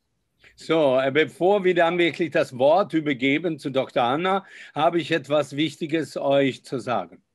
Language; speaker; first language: German; non-native, fluent; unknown